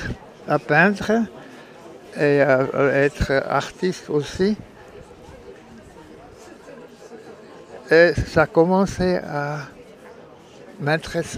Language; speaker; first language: French; non-native, local second language; German